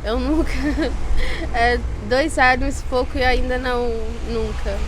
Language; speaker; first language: Portuguese; non-native, fluent; Spanish